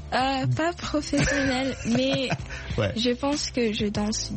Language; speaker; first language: French; early bilingual, heritage; French